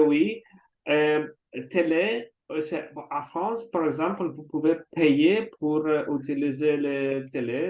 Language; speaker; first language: French; non-native, learner; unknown